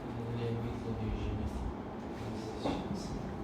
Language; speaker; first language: French; non-native, learner; Khmer